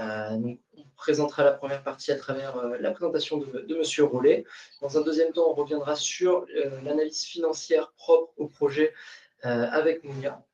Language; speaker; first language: French; native; French